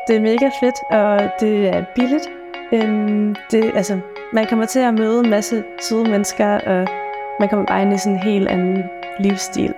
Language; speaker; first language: Danish; native; Danish